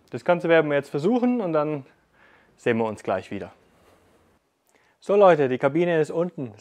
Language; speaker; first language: German; native; German